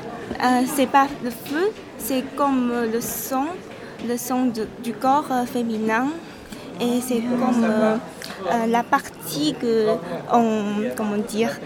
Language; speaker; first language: French; non-native, fluent; Chinese